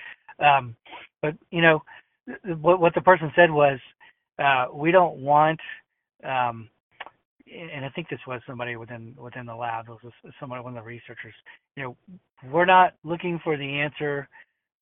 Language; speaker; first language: English; native; English